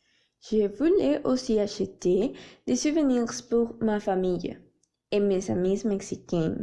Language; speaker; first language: French; non-native, learner; Spanish